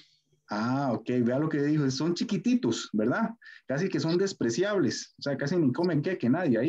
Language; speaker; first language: Spanish; native; Spanish